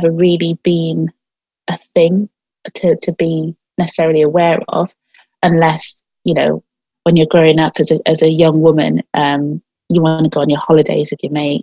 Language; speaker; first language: English; native; English